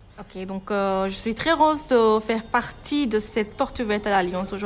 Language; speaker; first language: French; non-native, fluent; Bangla